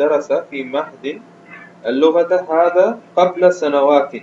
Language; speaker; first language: Arabic; non-native, learner; Urdu